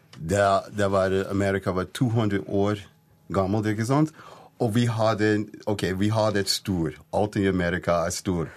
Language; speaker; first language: Norwegian; non-native, fluent; English